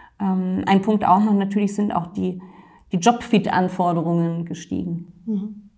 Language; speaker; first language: German; native; German